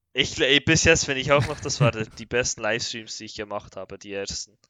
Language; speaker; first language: German; native; German